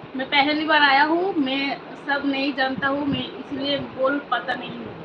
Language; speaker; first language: Hindi; non-native, local second language; Bangla